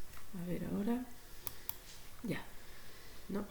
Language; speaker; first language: Spanish; native; Spanish